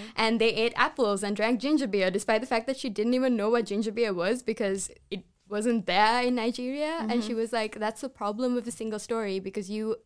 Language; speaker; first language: English; non-native, local second language; Sinhala